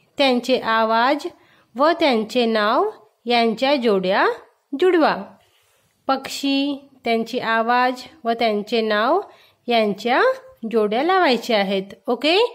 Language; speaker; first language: Marathi; non-native, local second language; Hindi